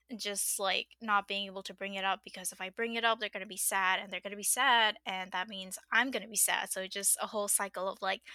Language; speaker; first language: English; non-native, fluent; Burmese